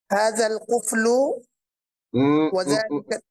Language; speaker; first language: Arabic; non-native, learner; Bangla